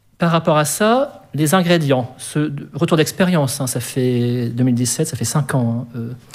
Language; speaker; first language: French; native; French